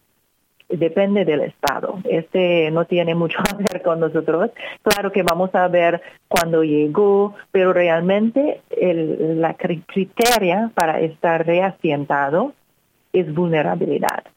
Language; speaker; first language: Spanish; non-native, fluent; English